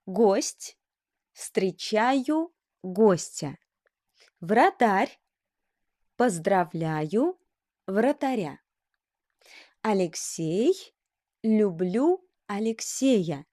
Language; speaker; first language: Russian; non-native, fluent; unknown